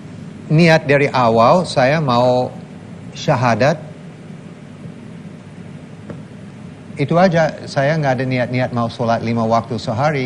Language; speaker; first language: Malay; non-native, fluent; English